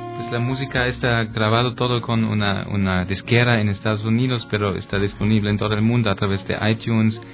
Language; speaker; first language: Spanish; non-native, fluent; German